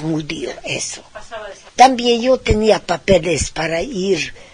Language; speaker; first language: Spanish; non-native, fluent; Hungarian